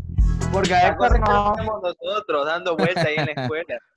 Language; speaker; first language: Spanish; native; Spanish